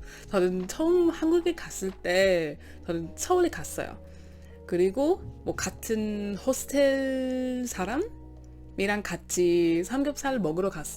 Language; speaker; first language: Korean; non-native, learner; English